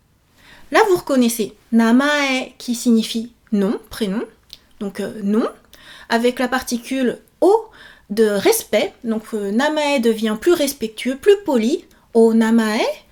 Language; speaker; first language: French; native; French